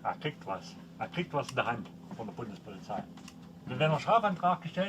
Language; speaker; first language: German; native; German